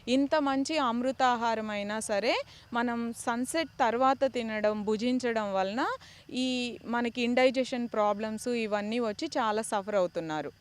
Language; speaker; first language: Telugu; native; Telugu